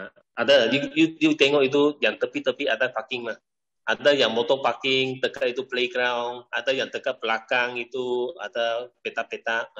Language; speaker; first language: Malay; non-native, local second language; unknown